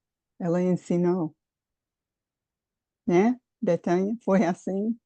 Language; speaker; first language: Portuguese; non-native, fluent; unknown